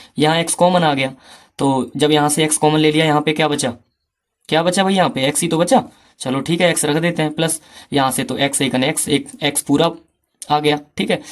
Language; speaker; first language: Hindi; native; Hindi